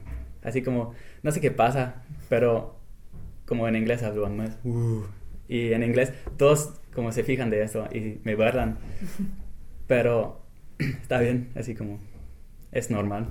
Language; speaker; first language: Spanish; non-native, fluent; English